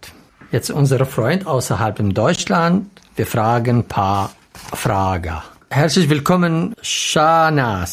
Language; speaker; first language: German; non-native, learner; Arabic